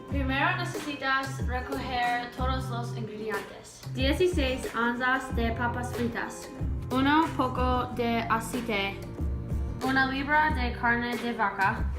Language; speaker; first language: Spanish; non-native, learner; English